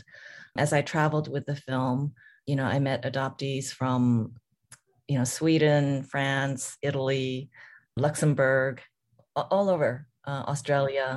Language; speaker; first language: English; early bilingual, other home language; Korean